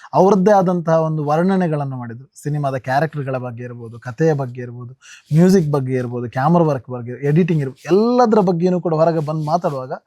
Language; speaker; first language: Kannada; non-native, local second language; Tulu